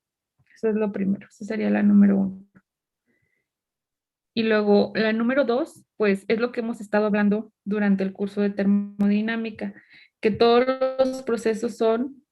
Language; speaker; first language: Spanish; native; Spanish